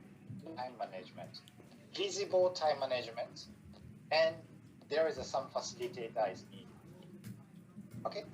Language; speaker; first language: English; non-native, fluent; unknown